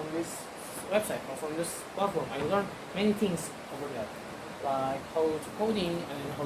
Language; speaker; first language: English; non-native, learner; Indonesian